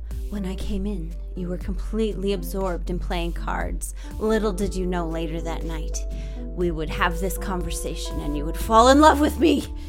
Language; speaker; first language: English; native; English